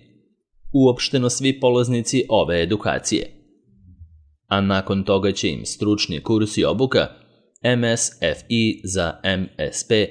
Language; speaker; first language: Serbian; native; Serbian